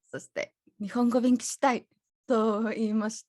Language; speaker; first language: Japanese; non-native, learner; Spanish